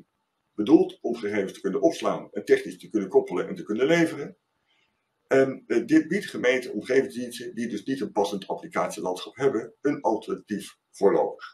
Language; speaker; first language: Dutch; native; Dutch